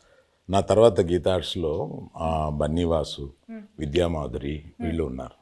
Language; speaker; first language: Telugu; native; Telugu